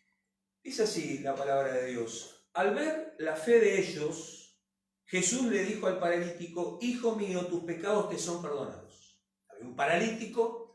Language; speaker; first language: Spanish; native; Spanish